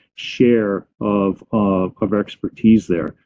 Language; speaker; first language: English; native; English